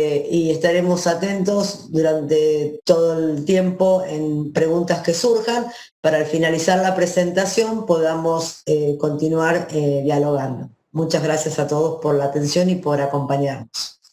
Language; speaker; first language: Spanish; native; Spanish